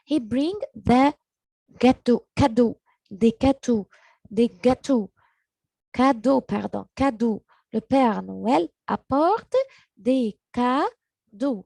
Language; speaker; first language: French; non-native, learner; Arabic